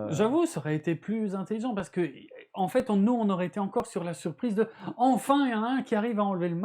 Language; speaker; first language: French; native; French